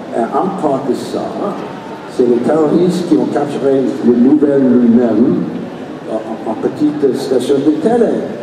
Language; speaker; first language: French; non-native, learner; English